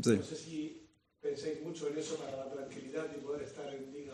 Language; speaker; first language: Spanish; native; Spanish